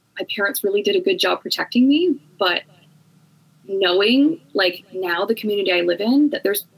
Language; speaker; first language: English; native; English